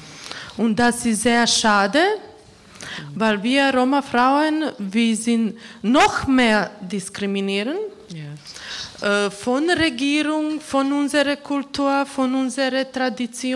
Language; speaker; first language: German; non-native, learner; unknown